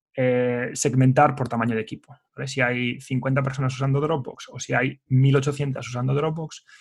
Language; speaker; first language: Spanish; native; Spanish